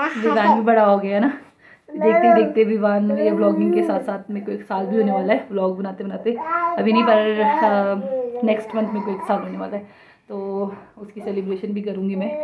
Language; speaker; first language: Hindi; non-native, local second language; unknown